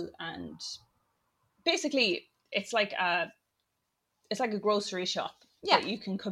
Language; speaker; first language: English; native; English